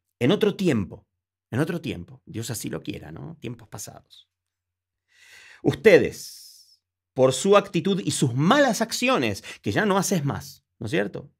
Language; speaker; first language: Spanish; native; Spanish